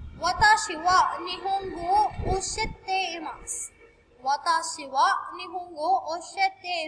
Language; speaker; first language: Japanese; non-native, fluent; Filipino